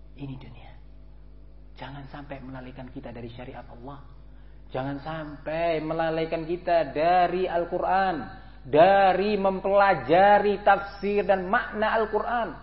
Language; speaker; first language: Malay; non-native, local second language; Madurese